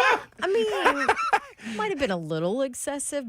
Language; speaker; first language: English; native; English